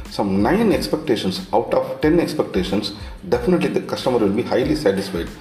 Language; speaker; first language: English; non-native, local second language; Tamil